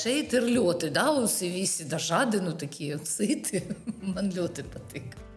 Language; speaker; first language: Latvian; non-native, learner; Russian